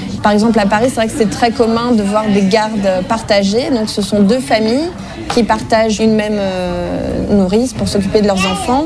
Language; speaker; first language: French; native; French